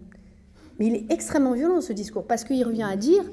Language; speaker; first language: French; native; French